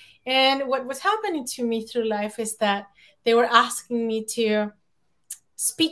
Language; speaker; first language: English; non-native, fluent; Spanish